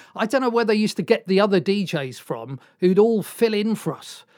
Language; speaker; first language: English; native; English